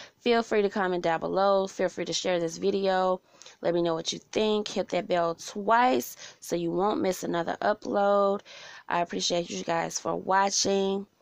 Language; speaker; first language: English; native; English